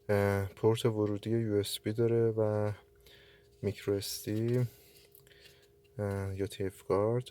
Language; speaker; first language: Persian; native; Persian